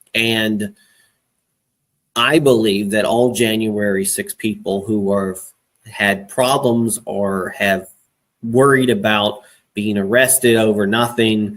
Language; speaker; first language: English; native; English